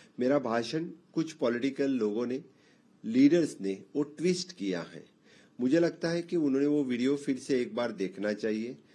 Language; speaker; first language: Hindi; non-native, local second language; Konkani